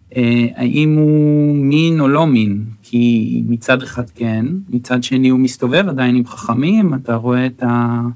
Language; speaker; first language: Hebrew; native; Hebrew